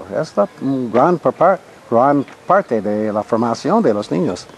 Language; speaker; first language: Spanish; non-native, fluent; English